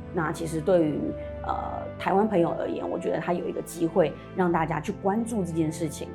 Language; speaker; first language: Chinese; native; Chinese